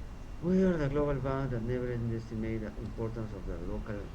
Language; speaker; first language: English; non-native, learner; Spanish